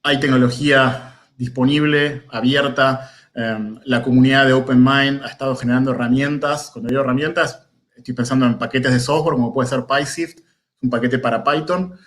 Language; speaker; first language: Spanish; native; Spanish